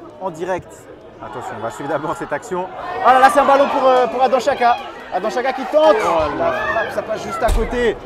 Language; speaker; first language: French; native; French